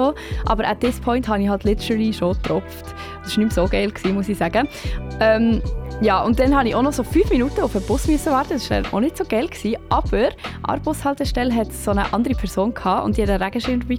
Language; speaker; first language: German; native; German